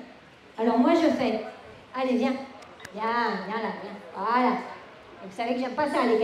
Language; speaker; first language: French; native; French